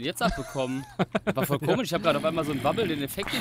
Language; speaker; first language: German; native; German